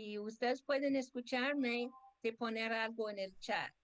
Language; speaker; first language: Spanish; non-native, fluent; English